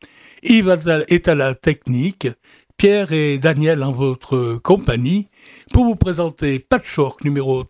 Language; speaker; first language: French; native; French